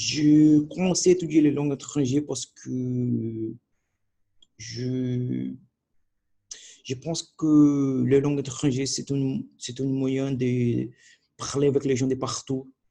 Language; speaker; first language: French; non-native, learner; Portuguese